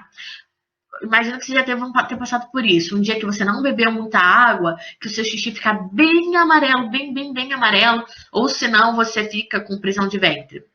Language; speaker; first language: Portuguese; native; Portuguese